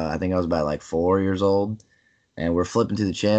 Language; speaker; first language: English; native; English